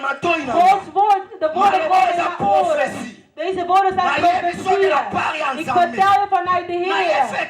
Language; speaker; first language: Dutch; non-native, fluent; Lingala